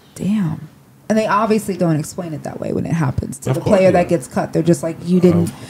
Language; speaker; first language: English; native; English